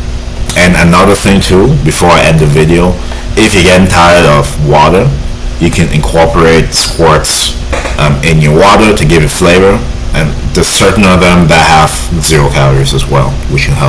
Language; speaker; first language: English; native; English